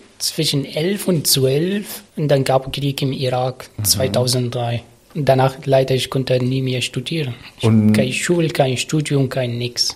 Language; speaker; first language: German; non-native, learner; Arabic